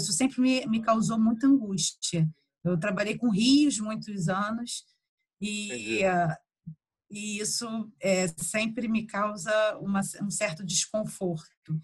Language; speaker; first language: Portuguese; native; Portuguese